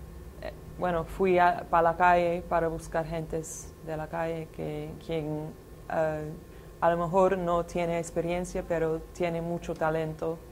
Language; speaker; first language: Spanish; non-native, fluent; English